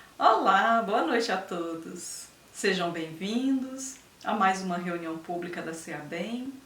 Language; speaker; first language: Portuguese; native; Portuguese